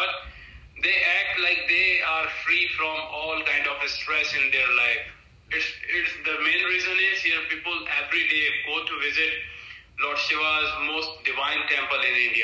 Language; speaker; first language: English; non-native, local second language; Hindi